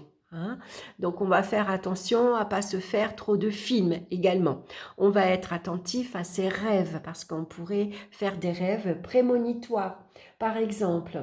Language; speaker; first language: French; native; French